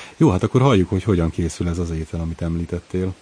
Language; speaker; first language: Hungarian; native; Hungarian